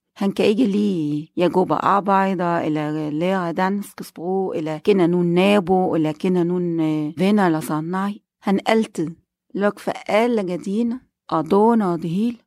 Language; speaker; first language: Danish; non-native, learner; Arabic